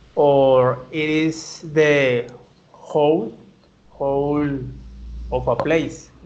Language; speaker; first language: English; non-native, learner; Spanish